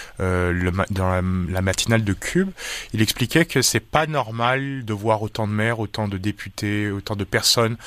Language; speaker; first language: French; native; French